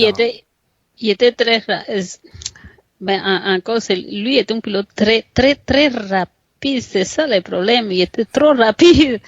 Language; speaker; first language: French; non-native, fluent; Spanish